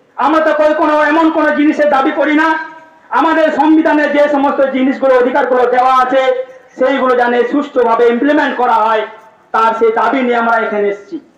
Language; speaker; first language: Bangla; non-native, local second language; Santali